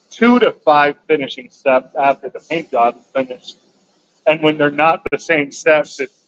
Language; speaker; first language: English; native; English